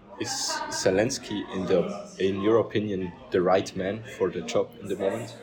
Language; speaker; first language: English; non-native, fluent; German